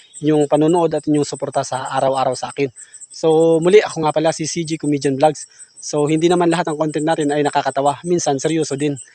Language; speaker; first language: Filipino; non-native, local second language; Masbatenyo